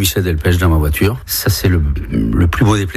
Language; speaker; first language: French; early bilingual, other home language; Spanish